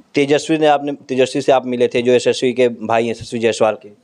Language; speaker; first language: Hindi; native; Hindi